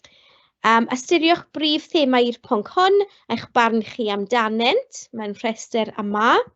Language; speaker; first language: Welsh; non-native, local second language; English